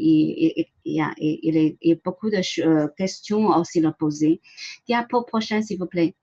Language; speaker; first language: French; non-native, learner; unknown